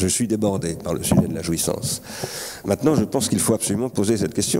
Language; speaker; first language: French; native; French